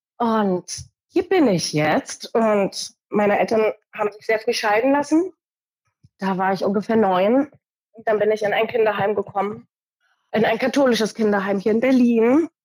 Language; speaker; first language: German; early bilingual, other home language; Portuguese